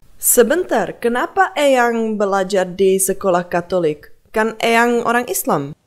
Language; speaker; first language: Indonesian; non-native, fluent; Czech